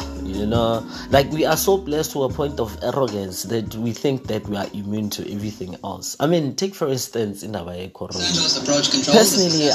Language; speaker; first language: English; non-native, local second language; Zulu